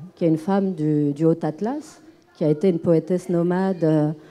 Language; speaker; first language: French; non-native, local second language; Arabic